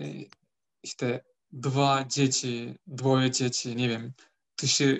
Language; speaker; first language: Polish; non-native, learner; Turkish